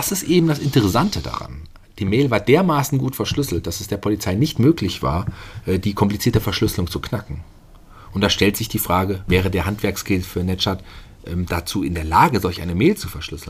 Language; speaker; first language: German; native; German